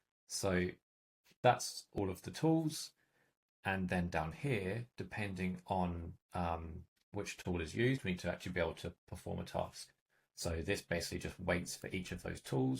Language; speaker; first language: English; native; English